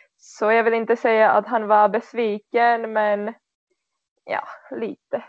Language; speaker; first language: Swedish; non-native, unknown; Czech